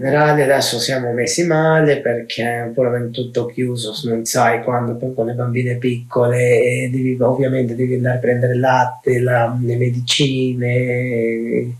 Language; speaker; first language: Italian; non-native, fluent; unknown